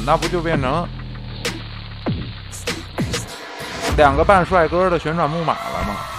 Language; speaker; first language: Chinese; native; Chinese